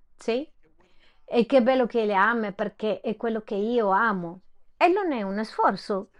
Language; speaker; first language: Italian; non-native, fluent; Spanish